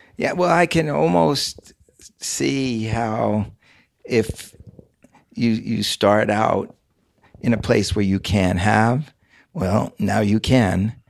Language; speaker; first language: English; native; English